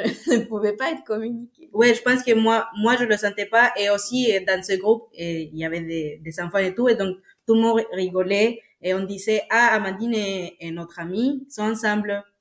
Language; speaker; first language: French; non-native, fluent; Spanish